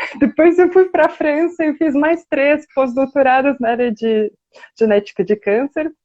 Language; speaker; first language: Portuguese; non-native, fluent; Russian